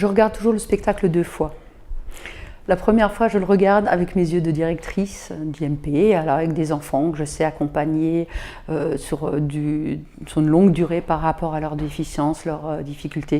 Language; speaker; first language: French; native; French